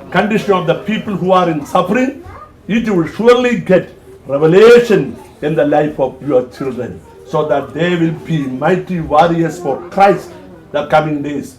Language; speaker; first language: English; non-native, local second language; Malayalam